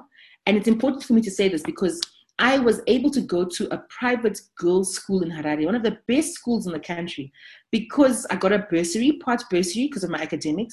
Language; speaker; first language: English; non-native, local second language; Zulu